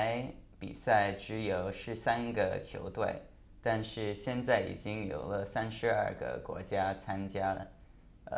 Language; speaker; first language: Chinese; non-native, learner; English